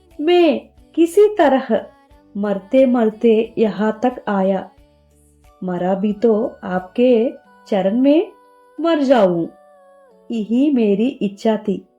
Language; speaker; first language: Hindi; non-native, local second language; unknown